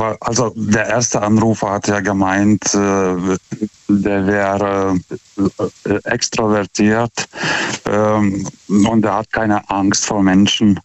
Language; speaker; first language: German; non-native, fluent; Russian